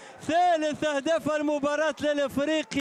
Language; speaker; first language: Arabic; native; Arabic